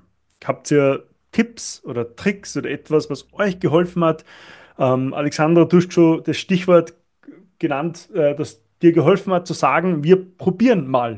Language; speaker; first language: German; native; German